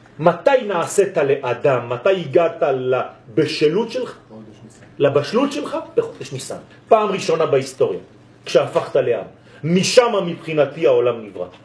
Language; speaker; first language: Hebrew; non-native, fluent; French